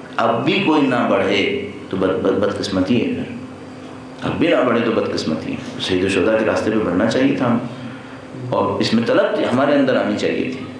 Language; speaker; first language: Urdu; native; Urdu